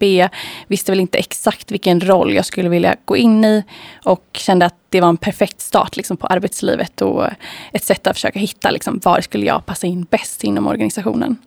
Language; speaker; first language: Swedish; native; Swedish